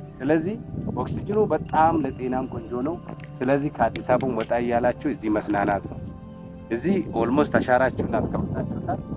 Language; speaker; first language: Amharic; non-native, local second language; Oromo